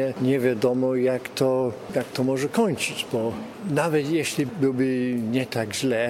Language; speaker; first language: Polish; early bilingual, heritage; English